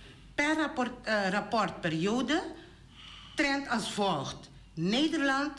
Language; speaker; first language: Dutch; non-native, local second language; Papiamento